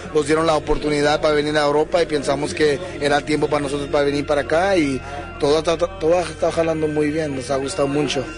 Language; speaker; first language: Spanish; early bilingual, heritage; English